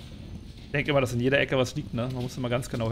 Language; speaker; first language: German; native; German